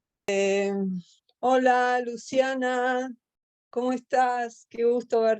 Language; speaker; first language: Spanish; native; Spanish